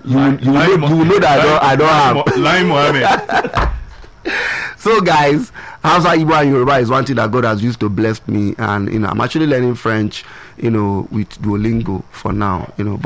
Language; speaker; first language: English; non-native, local second language; Yoruba